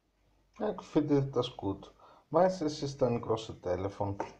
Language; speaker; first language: German; non-native, learner; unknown